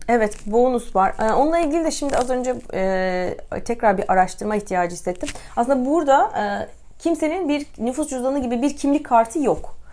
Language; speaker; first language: Turkish; native; Turkish